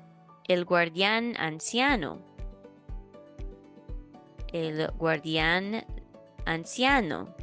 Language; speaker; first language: Spanish; non-native, fluent; English